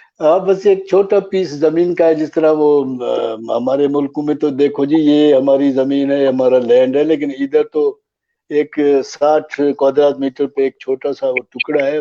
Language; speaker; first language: Urdu; native; Urdu